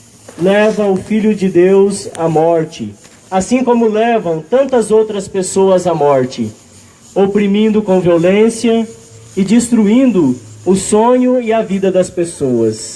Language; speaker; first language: Portuguese; native; Portuguese